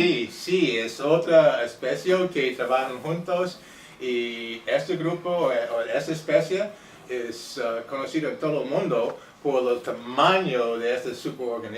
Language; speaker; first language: Spanish; non-native, fluent; English